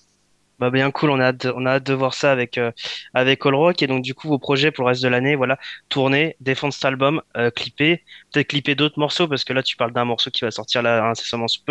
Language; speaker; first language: French; native; French